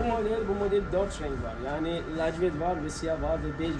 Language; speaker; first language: Turkish; non-native, learner; Arabic